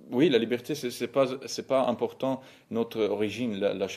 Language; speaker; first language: French; non-native, fluent; Italian